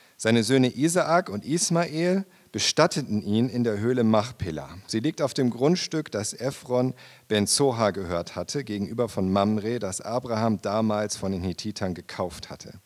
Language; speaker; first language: German; native; German